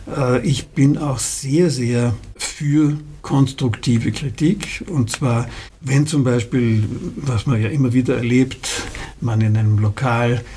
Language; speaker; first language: German; native; German